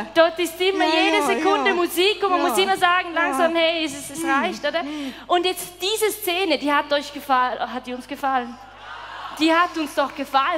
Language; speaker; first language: German; native; German